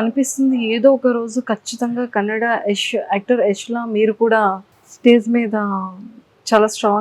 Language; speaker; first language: Telugu; native; Telugu